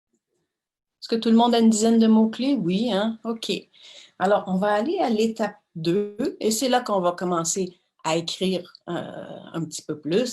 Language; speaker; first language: French; native; French